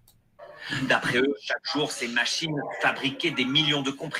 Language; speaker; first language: French; native; French